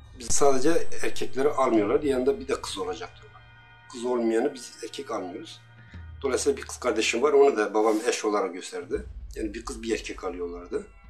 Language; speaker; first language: Turkish; non-native, local second language; Kurdish